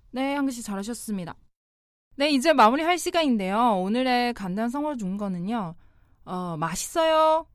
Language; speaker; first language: Korean; non-native, fluent; Chinese